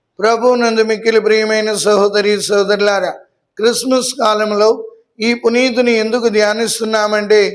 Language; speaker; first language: Telugu; native; Telugu